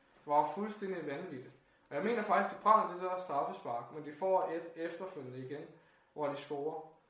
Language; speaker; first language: Danish; native; Danish